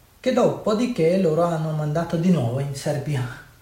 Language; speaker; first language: Italian; non-native, learner; Urdu